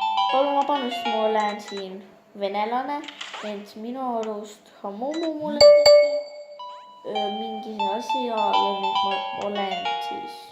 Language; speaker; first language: Estonian; non-native, local second language; Russian